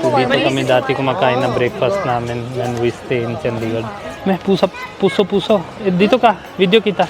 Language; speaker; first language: Filipino; non-native, learner; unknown